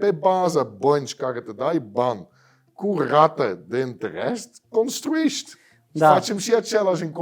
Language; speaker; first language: Romanian; non-native, fluent; Dutch